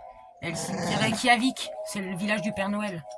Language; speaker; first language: French; native; French